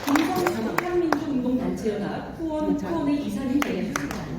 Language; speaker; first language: Korean; native; Korean